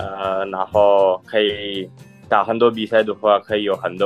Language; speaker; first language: Chinese; non-native, fluent; Indonesian